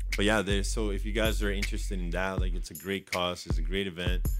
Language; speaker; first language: English; early bilingual, other home language; Spanish